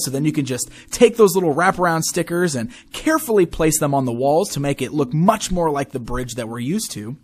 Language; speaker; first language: English; native; English